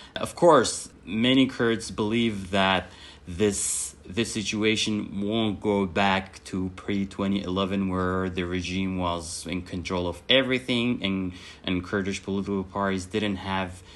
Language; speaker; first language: English; non-native, fluent; Arabic